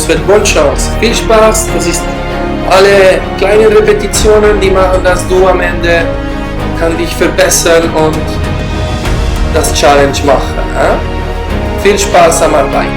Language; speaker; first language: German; non-native, learner; French